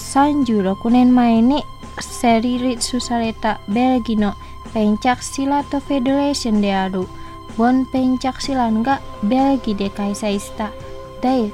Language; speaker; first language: Japanese; non-native, fluent; Indonesian